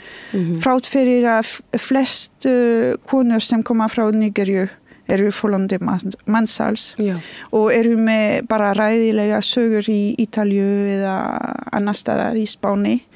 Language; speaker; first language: Icelandic; non-native, learner; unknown